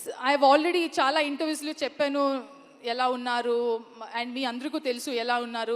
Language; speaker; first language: Telugu; non-native, local second language; Kannada